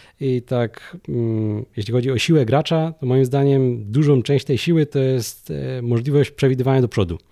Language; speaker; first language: Polish; native; Polish